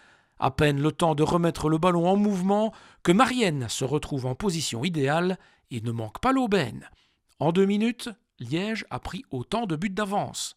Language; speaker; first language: French; native; French